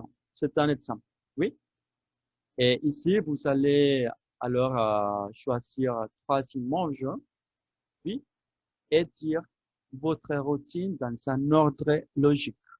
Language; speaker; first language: French; non-native, fluent; Spanish